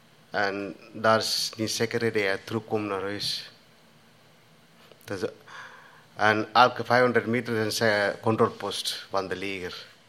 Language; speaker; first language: Dutch; non-native, learner; Tamil